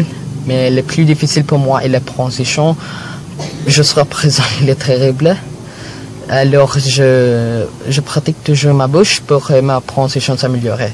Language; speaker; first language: French; non-native, learner; Filipino